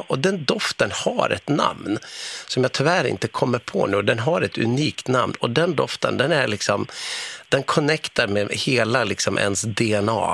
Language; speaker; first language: Swedish; native; Swedish